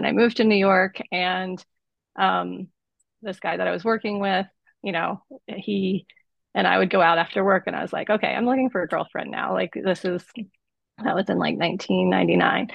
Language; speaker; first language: English; native; English